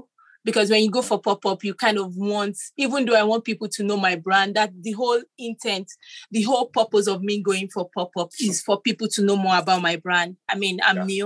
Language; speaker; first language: English; non-native, local second language; Yoruba